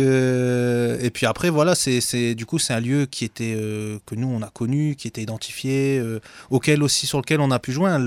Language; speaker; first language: French; native; French